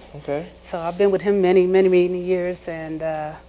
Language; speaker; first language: English; native; English